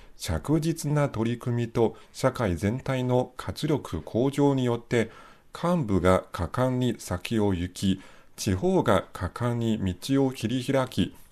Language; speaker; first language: Japanese; non-native, fluent; Chinese